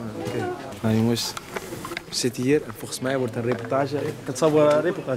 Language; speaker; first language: Dutch; native; Dutch